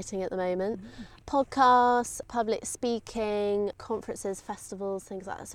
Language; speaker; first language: English; native; English